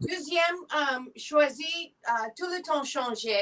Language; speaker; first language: French; non-native, learner; English